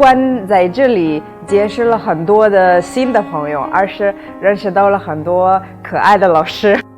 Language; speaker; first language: Chinese; non-native, fluent; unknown